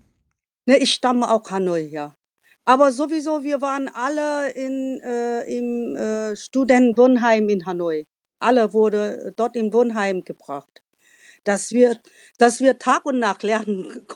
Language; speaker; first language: German; non-native, learner; Vietnamese